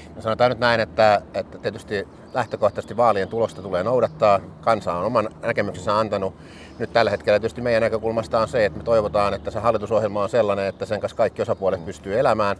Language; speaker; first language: Finnish; native; Finnish